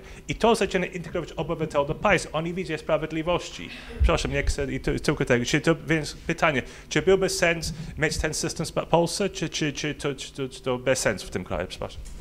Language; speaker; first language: Polish; early bilingual, heritage; English